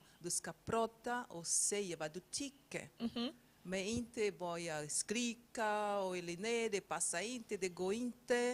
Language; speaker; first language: Swedish; non-native, fluent; Portuguese